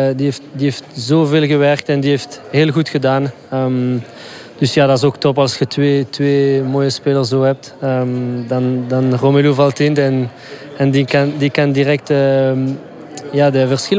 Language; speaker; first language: Dutch; non-native, local second language; French